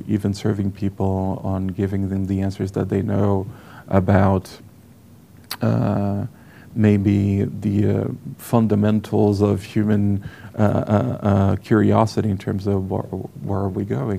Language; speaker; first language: English; non-native, fluent; Portuguese